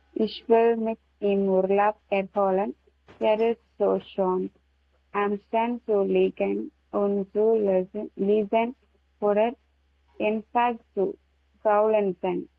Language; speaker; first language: German; non-native, learner; Tamil